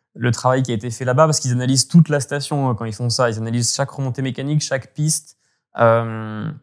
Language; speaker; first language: French; native; French